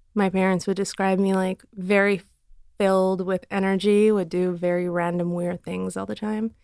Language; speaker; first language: English; non-native, fluent; Armenian